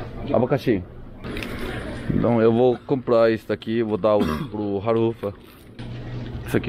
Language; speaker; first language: Portuguese; non-native, learner; Korean